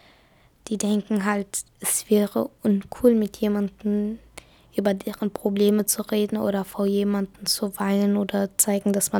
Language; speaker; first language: German; early bilingual, other home language; Kurdish